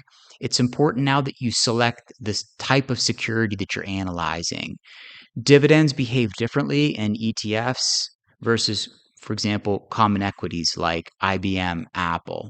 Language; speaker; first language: English; native; English